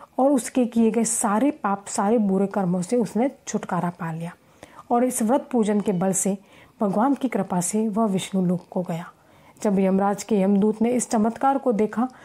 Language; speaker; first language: Hindi; native; Hindi